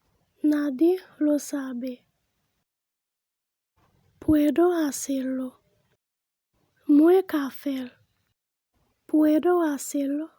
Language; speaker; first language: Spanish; non-native, fluent; Haitian Creole